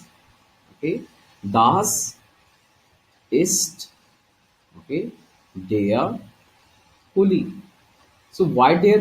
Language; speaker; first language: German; non-native, learner; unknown